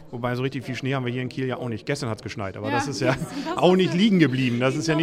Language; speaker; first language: German; native; German